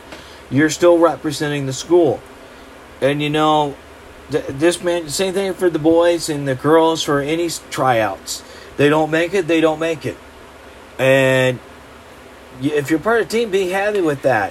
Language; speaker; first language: English; native; English